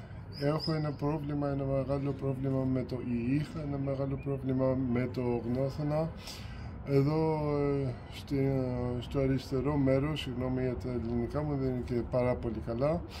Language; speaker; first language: Greek; early bilingual, heritage; Greek